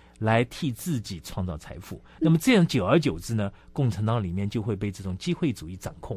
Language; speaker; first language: Chinese; native; Chinese